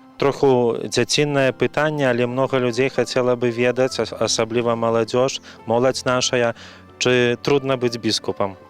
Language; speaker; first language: Belarusian; native; Belarusian